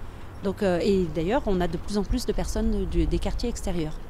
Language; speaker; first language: French; native; French